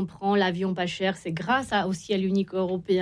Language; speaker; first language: French; non-native, fluent; Romanian